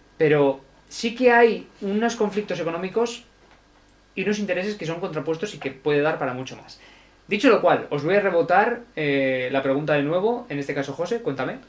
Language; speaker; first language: Spanish; native; Spanish